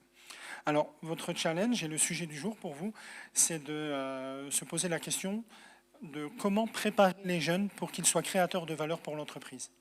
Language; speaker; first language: French; native; French